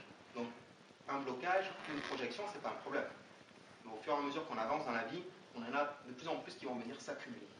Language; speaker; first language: French; native; French